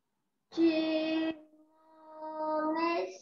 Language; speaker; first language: English; non-native, learner; Vietnamese